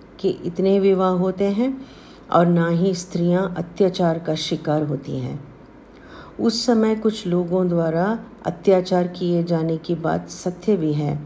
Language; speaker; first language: Hindi; non-native, local second language; Tamil